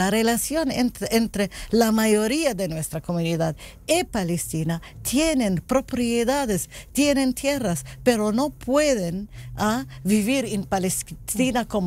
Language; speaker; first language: Spanish; non-native, learner; Arabic